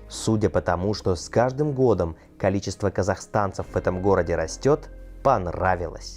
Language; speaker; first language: Russian; native; Russian